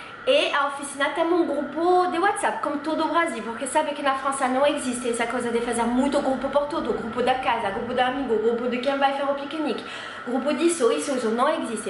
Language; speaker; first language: Portuguese; non-native, fluent; French